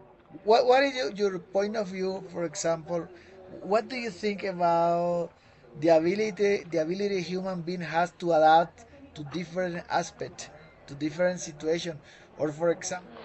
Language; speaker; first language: English; non-native, learner; Spanish